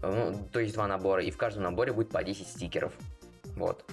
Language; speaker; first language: Russian; native; Russian